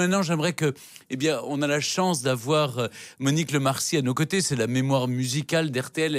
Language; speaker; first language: French; native; French